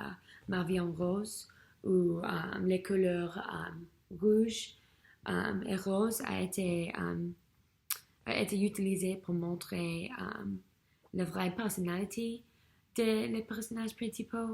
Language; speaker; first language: French; non-native, learner; English